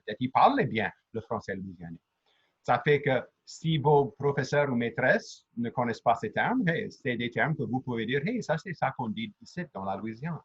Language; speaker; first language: French; native; French